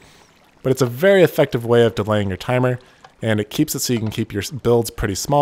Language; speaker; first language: English; native; English